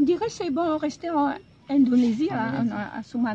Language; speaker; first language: French; non-native, local second language; Javanese